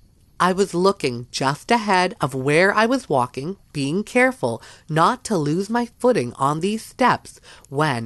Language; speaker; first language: English; native; English